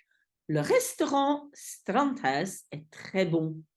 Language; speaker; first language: French; non-native, fluent; Dutch